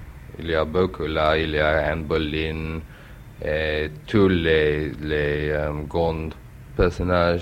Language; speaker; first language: French; non-native, learner; English